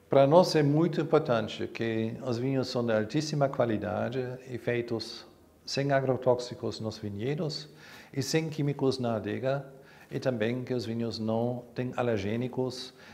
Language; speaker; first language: Portuguese; non-native, fluent; German